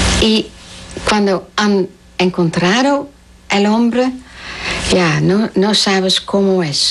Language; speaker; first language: Spanish; non-native, learner; Dutch